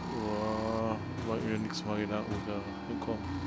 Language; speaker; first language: German; native; German